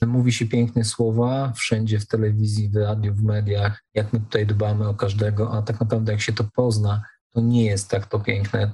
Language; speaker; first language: Polish; native; Polish